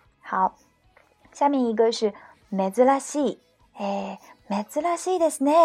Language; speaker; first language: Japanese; non-native, fluent; Chinese